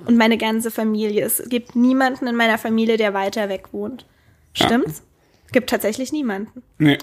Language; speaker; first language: German; native; German